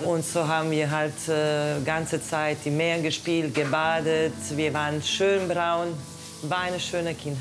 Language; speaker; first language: German; non-native, fluent; Croatian